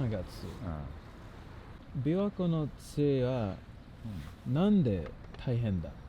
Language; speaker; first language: Japanese; non-native, learner; English